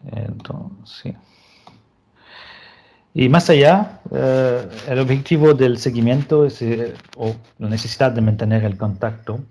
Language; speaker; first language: Spanish; non-native, fluent; French